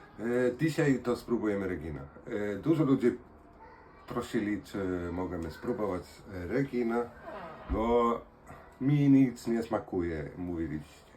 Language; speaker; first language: Polish; non-native, learner; Icelandic